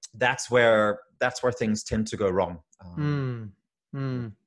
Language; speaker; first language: English; native; English